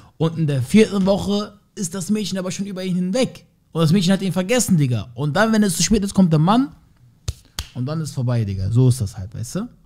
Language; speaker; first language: German; early bilingual, other home language; Turkish